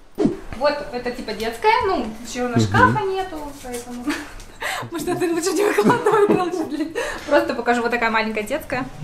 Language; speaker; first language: Russian; native; Russian